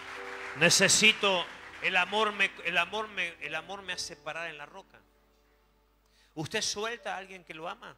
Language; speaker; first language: Spanish; native; Spanish